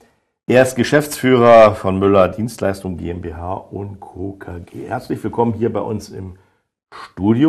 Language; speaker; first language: German; native; German